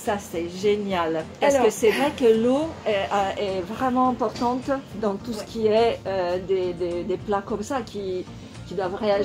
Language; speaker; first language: French; non-native, fluent; Italian